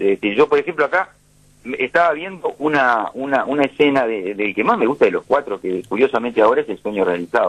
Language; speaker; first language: Spanish; native; Spanish